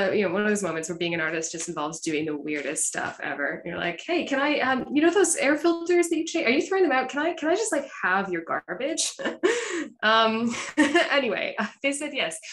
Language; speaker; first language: English; native; English